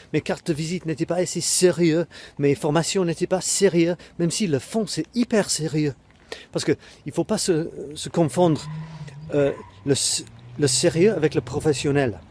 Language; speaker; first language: French; non-native, fluent; English